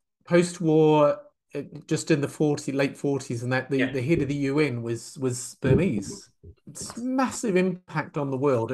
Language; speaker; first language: English; native; English